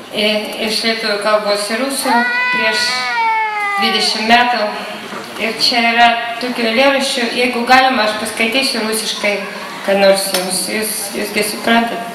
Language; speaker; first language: Lithuanian; non-native, fluent; Russian